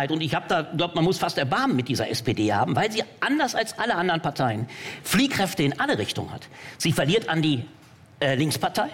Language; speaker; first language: German; native; German